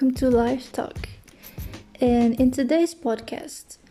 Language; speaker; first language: English; non-native, fluent; Portuguese